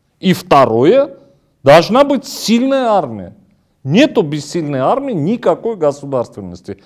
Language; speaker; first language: Russian; non-native, local second language; Armenian